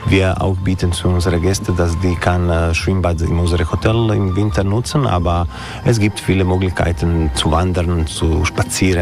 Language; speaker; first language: German; non-native, learner; Croatian